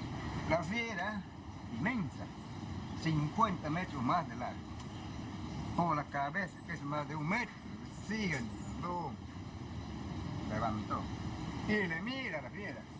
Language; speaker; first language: Spanish; non-native, local second language; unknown